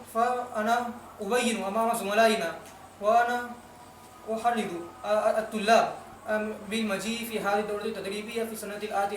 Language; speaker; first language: Arabic; non-native, learner; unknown